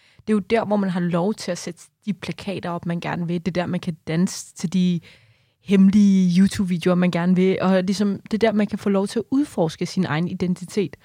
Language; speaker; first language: Danish; early bilingual, other home language; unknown